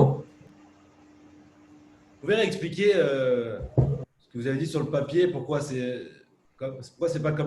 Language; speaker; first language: French; native; French